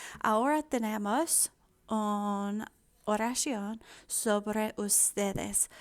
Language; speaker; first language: Spanish; non-native, fluent; English